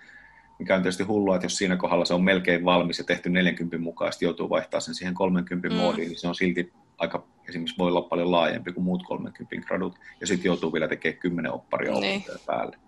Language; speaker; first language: Finnish; native; Finnish